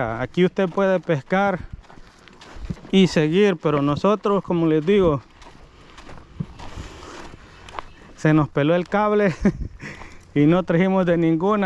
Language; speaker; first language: Spanish; native; Spanish